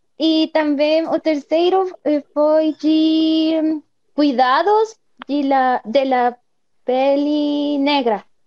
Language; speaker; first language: Portuguese; non-native, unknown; Spanish